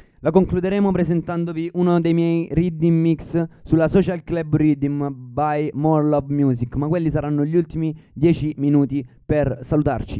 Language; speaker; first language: Italian; native; Italian